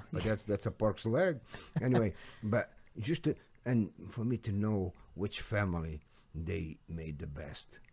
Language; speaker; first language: English; non-native, fluent; Portuguese